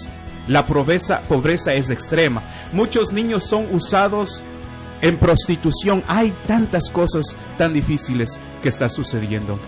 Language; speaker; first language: Spanish; native; Spanish